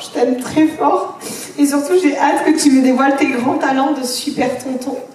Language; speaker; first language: French; native; French